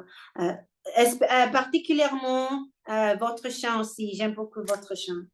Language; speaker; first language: French; non-native, learner; English